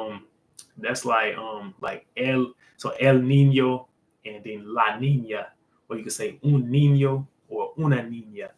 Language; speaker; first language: Spanish; non-native, learner; English